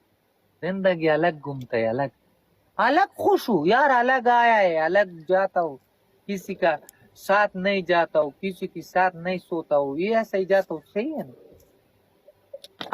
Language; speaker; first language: Hindi; non-native, fluent; Pashto